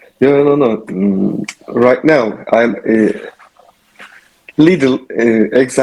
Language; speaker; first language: English; non-native, learner; Turkish